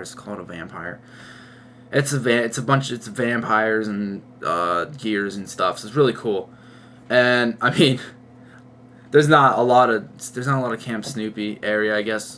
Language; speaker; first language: English; native; English